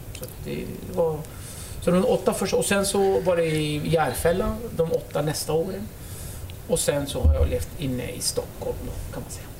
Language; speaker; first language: Swedish; early bilingual, other home language; Kurdish